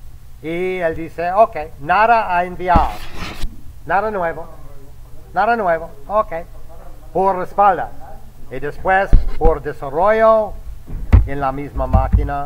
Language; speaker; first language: Spanish; non-native, fluent; English